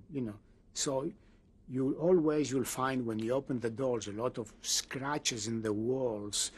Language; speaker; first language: English; non-native, fluent; Greek